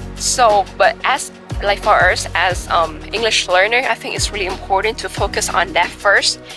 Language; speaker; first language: English; non-native, fluent; Vietnamese